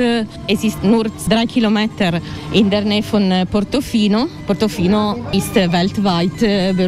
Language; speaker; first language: German; non-native, learner; Italian